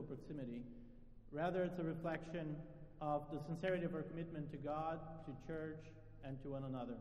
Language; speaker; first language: English; non-native, fluent; Portuguese